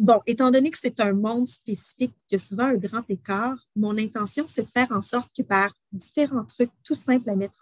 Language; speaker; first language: French; native; French